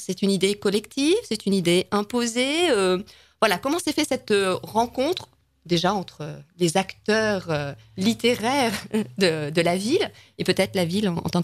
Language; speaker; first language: French; native; French